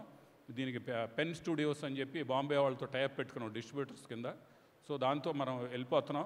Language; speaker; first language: Telugu; native; Telugu